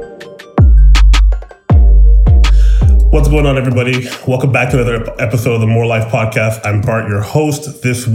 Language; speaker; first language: English; native; English